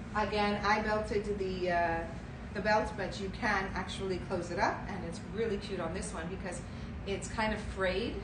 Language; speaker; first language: English; native; English